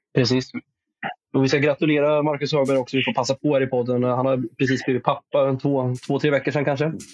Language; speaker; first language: Swedish; native; Swedish